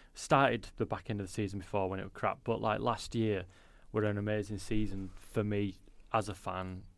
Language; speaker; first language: English; native; English